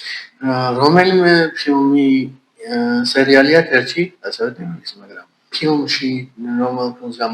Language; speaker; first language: Georgian; native; Georgian